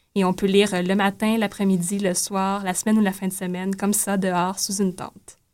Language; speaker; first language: French; native; French